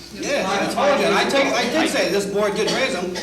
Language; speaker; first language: English; native; English